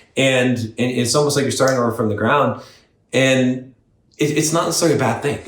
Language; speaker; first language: English; native; English